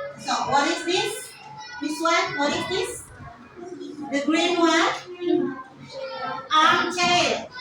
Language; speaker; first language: English; non-native, learner; Indonesian